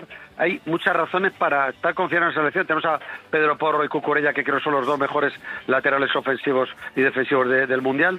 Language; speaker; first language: Spanish; native; Spanish